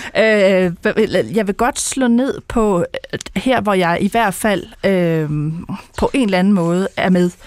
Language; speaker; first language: Danish; native; Danish